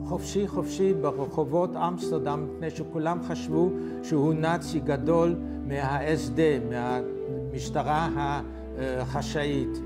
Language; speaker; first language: Hebrew; non-native, fluent; Dutch